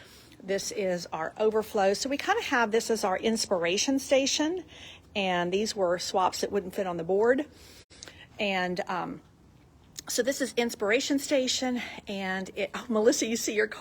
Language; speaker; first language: English; native; English